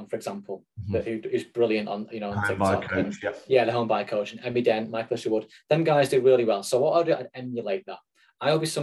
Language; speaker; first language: English; native; English